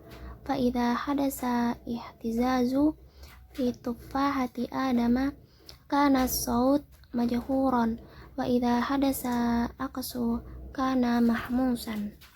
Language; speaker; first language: Arabic; non-native, learner; Indonesian